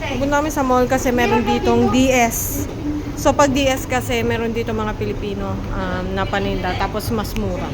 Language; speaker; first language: Filipino; native; Filipino